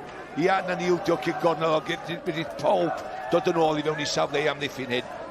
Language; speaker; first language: Welsh; native; Welsh